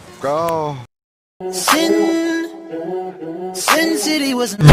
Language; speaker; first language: English; native; English